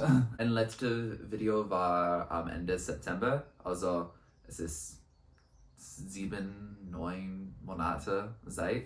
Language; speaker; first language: German; non-native, learner; English